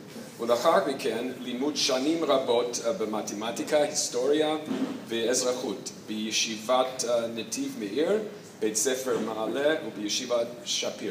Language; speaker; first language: Hebrew; non-native, fluent; English